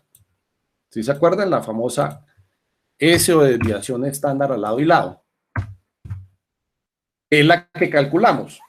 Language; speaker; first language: Spanish; native; Spanish